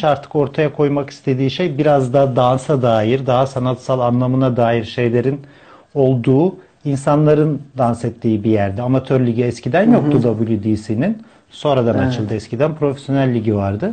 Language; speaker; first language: Turkish; native; Turkish